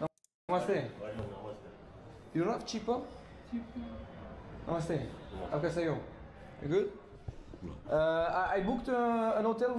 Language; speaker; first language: English; non-native, learner; French